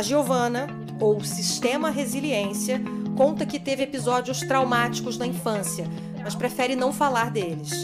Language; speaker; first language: Portuguese; native; Portuguese